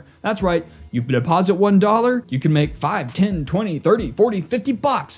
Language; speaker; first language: English; native; English